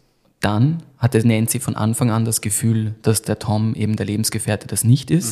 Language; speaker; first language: German; native; German